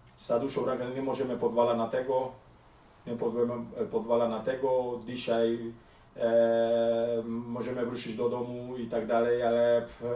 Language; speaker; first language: Polish; non-native, learner; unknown